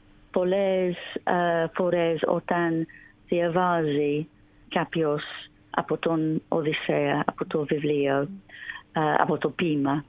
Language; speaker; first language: Greek; non-native, learner; English